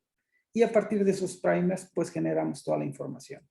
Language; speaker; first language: Spanish; native; Spanish